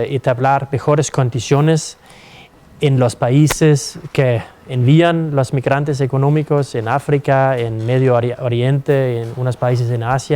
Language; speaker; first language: Spanish; non-native, fluent; Danish